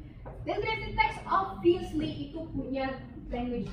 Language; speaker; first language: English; non-native, fluent; Indonesian